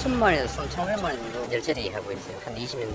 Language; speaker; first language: Korean; native; Korean